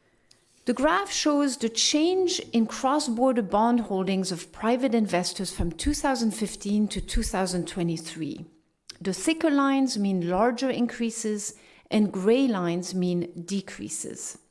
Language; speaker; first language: English; non-native, fluent; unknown